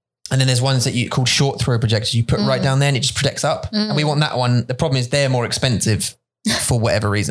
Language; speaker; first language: English; native; English